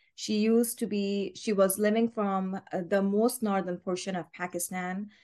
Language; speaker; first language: English; non-native, local second language; Urdu